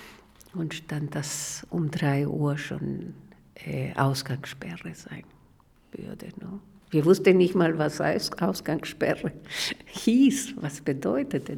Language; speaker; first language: German; non-native, fluent; Spanish